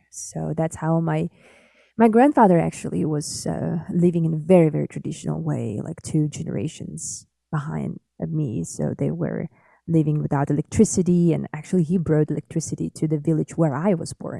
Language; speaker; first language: English; non-native, fluent; Yakut